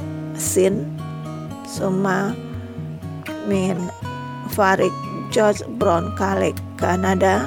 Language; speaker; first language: Arabic; non-native, fluent; Indonesian